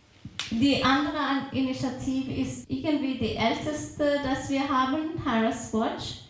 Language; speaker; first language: German; non-native, fluent; Persian